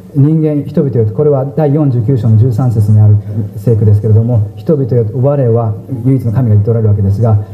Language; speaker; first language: Japanese; native; Japanese